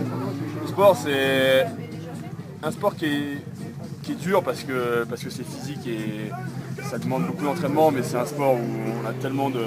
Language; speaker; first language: French; native; French